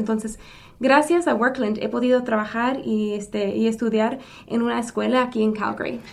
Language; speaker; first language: Spanish; early bilingual, other home language; English